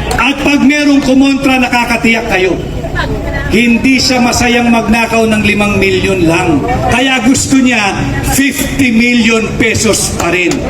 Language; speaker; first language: Filipino; native; Filipino